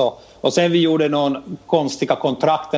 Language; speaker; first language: Swedish; non-native, fluent; Finnish